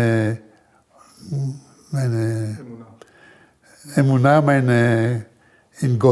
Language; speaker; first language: German; early bilingual, heritage; German